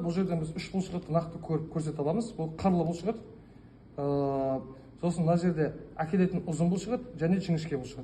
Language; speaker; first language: Kazakh; native; Kazakh